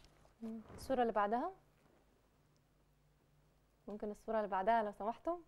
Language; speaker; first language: Arabic; native; Arabic